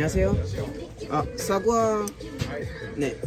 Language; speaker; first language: Korean; non-native, learner; French